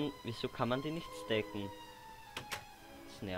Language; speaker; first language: German; native; German